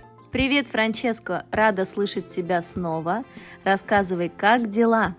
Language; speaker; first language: Russian; native; Russian